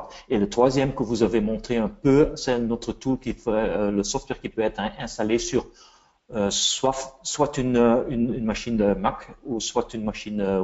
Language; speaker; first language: French; non-native, fluent; Dutch